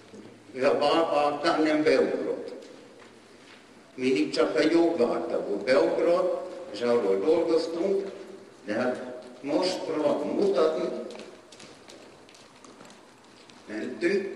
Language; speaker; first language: Hungarian; non-native, learner; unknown